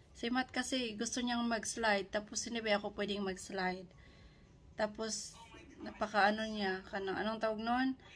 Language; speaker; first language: Filipino; native; Filipino